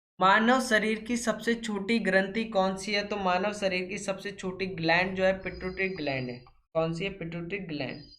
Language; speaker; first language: Hindi; native; Hindi